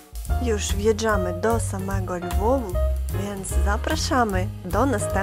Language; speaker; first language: Polish; non-native, learner; Ukrainian